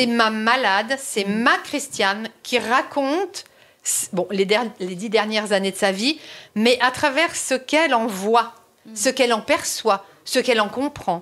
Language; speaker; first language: French; native; French